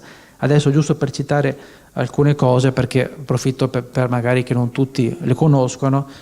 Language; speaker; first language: Italian; native; Italian